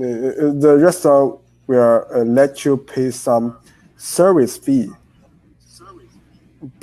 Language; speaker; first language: English; non-native, learner; Chinese